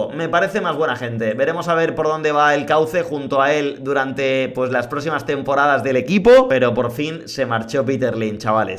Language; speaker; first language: Spanish; native; Spanish